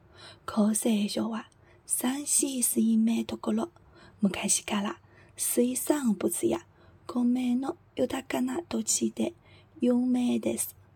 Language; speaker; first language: Japanese; non-native, fluent; Chinese